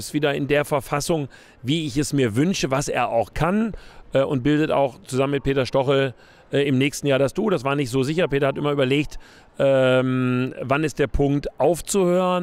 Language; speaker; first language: German; native; German